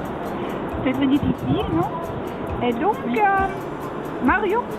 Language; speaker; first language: French; non-native, learner; Russian